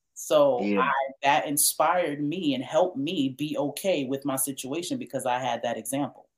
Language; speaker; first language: English; native; English